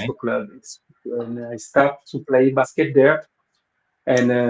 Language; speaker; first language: English; non-native, local second language; Wolof